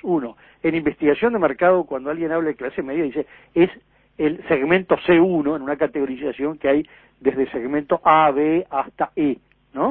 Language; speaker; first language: Spanish; native; Spanish